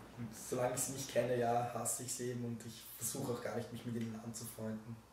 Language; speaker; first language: German; native; German